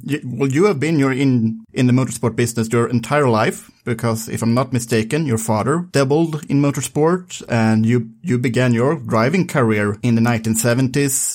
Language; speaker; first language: English; non-native, fluent; Swedish